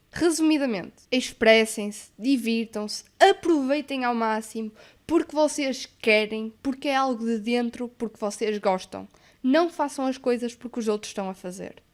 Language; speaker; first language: Portuguese; native; Portuguese